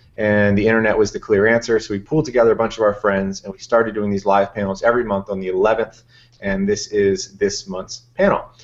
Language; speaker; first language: English; native; English